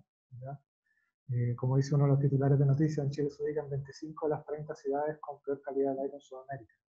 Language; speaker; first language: Spanish; native; Spanish